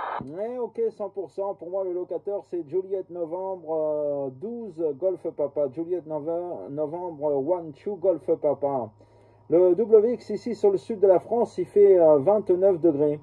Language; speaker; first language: French; native; French